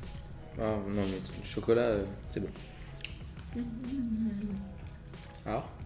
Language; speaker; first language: French; native; French